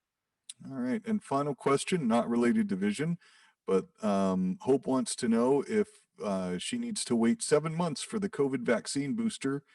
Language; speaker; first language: English; native; English